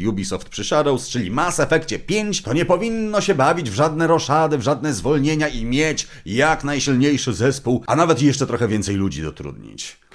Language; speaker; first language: Polish; native; Polish